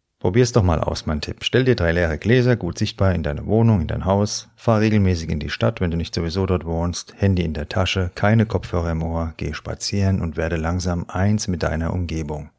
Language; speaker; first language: German; native; German